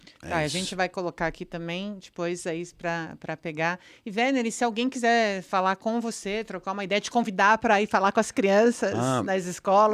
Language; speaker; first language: Portuguese; native; Portuguese